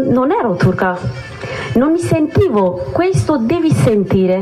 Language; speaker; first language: Italian; non-native, learner; Kurdish